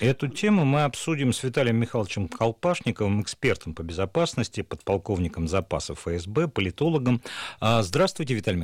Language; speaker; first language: Russian; native; Russian